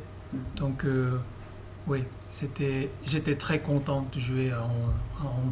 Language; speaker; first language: French; non-native, learner; Korean